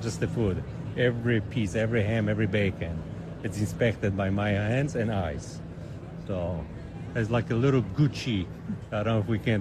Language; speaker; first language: English; non-native, fluent; Polish